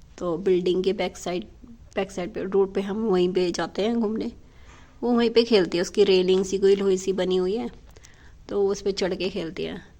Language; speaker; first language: Hindi; native; Hindi